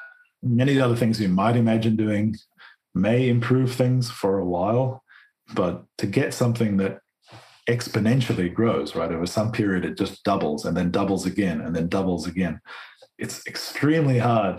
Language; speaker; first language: English; native; English